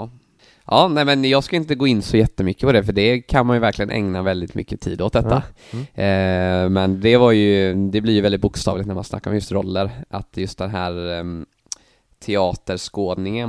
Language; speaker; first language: Swedish; native; Swedish